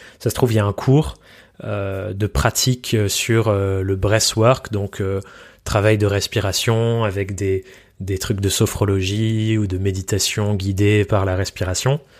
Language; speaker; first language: French; native; French